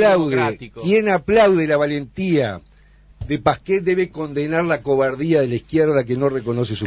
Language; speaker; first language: Spanish; native; Spanish